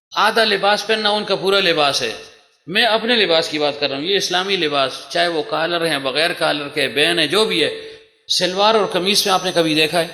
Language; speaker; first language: Urdu; non-native, local second language; Pashto